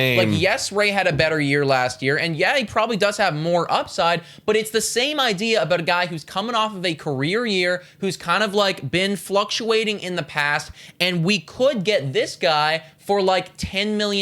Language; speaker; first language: English; native; English